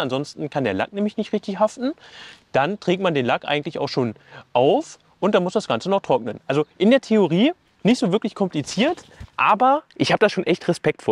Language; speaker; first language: German; native; German